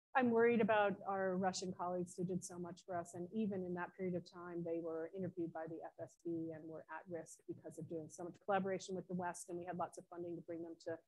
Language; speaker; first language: English; native; English